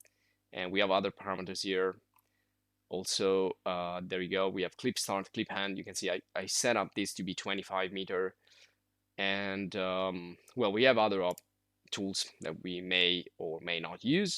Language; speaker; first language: English; non-native, fluent; Italian